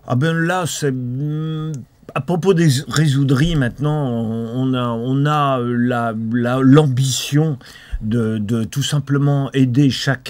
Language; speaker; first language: French; native; French